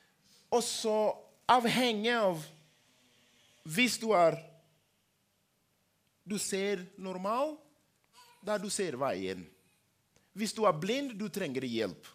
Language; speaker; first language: Norwegian; non-native, fluent; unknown